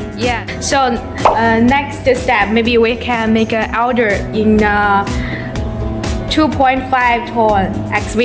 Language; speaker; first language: English; non-native, learner; Chinese